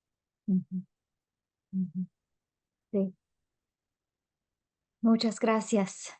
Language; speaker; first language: Spanish; non-native, fluent; English